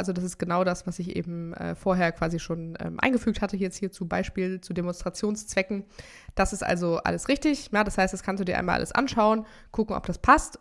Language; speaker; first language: German; native; German